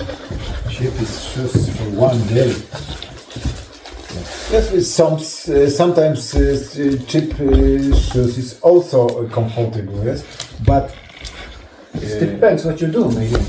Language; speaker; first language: English; non-native, fluent; Latvian